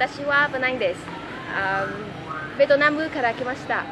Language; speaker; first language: Japanese; non-native, learner; Vietnamese